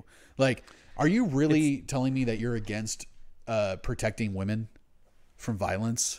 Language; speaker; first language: English; native; English